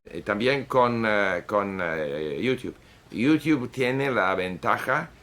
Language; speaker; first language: Spanish; non-native, fluent; Swedish